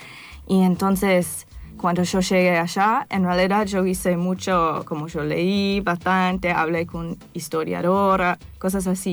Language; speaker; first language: Spanish; non-native, fluent; English